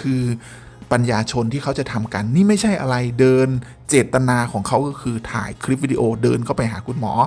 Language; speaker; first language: Thai; native; Thai